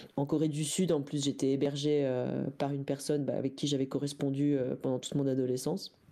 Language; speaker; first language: French; native; French